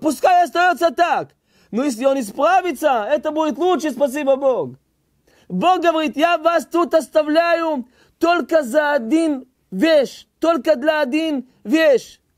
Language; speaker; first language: Russian; early bilingual, heritage; Hebrew